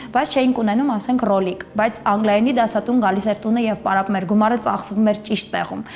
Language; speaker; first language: Armenian; native; Armenian